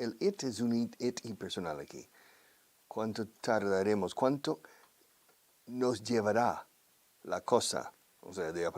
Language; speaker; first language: Spanish; non-native, fluent; English